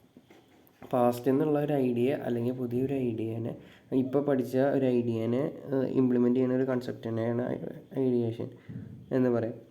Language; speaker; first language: Malayalam; native; Malayalam